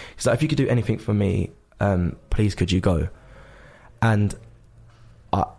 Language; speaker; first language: English; native; English